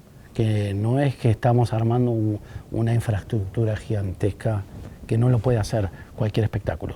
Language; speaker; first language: Spanish; native; Spanish